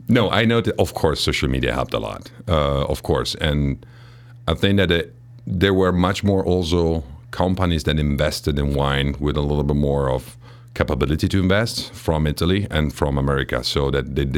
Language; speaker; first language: English; non-native, fluent; Italian